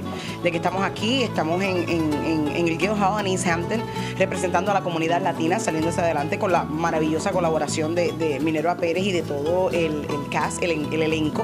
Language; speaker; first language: Spanish; native; Spanish